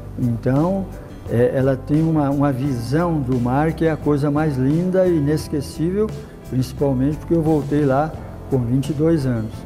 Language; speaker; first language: Portuguese; early bilingual, other home language; Italian